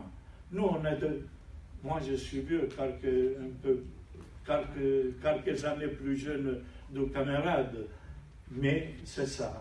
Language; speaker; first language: French; non-native, fluent; Italian